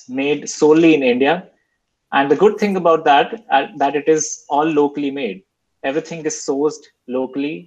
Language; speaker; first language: English; non-native, local second language; Hindi